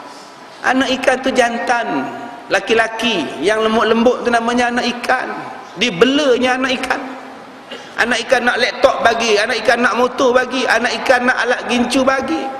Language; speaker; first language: Malay; native; Malay